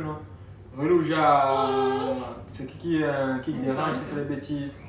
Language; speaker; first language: French; non-native, local second language; Haitian Creole